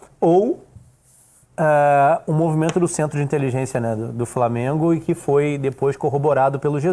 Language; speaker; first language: Portuguese; native; Portuguese